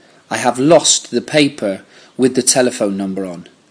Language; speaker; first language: English; native; English